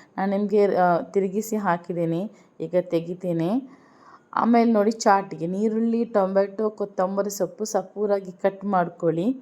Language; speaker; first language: Kannada; non-native, local second language; Urdu